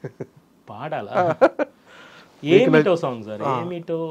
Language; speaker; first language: Telugu; non-native, fluent; Tamil